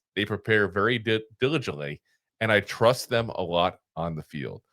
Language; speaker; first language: English; native; English